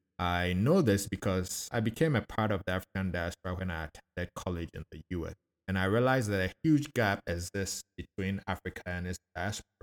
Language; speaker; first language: English; non-native, local second language; Akan